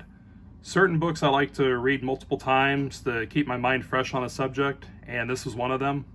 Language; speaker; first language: English; native; English